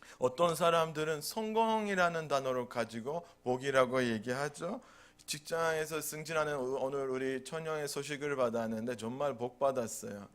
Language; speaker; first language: Korean; non-native, fluent; Turkish